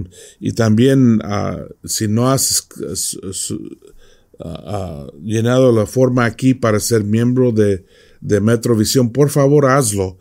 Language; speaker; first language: Spanish; non-native, fluent; English